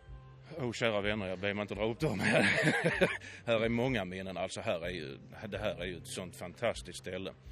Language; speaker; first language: Swedish; native; Swedish